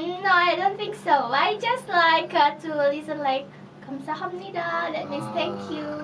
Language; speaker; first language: English; non-native, fluent; Indonesian